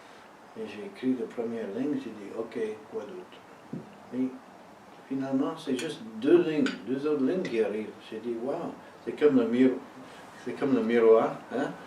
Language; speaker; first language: French; early bilingual, heritage; French